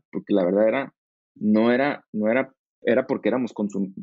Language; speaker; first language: Spanish; native; Spanish